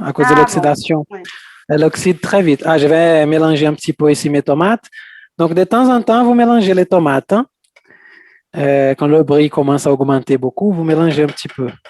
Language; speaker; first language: French; non-native, fluent; Portuguese